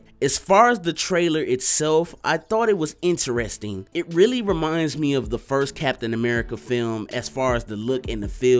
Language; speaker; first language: English; native; English